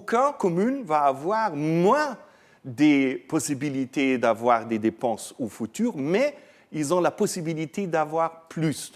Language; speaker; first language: French; non-native, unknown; German